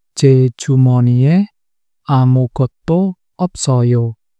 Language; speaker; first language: Korean; non-native, fluent; Indonesian